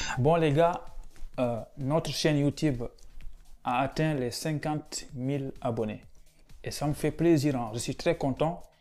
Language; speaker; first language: French; non-native, local second language; Wolof